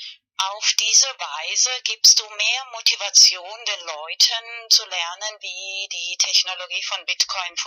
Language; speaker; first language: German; non-native, fluent; Spanish